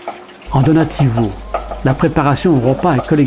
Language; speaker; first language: French; native; French